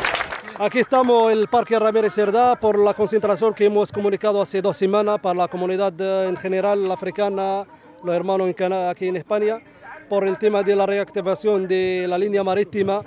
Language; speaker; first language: Spanish; non-native, fluent; Arabic